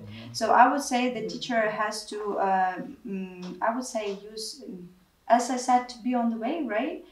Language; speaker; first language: English; non-native, fluent; Ukrainian